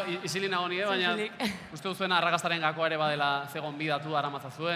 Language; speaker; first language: Basque; native; Basque